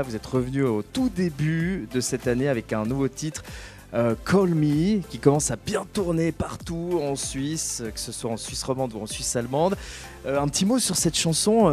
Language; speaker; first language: French; native; French